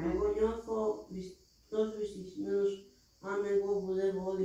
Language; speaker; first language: Greek; early bilingual, other home language; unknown